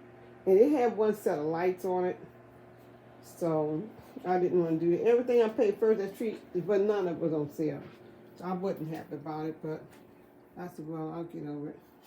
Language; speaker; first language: English; native; English